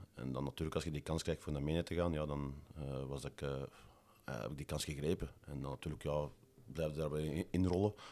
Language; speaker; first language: Dutch; native; Dutch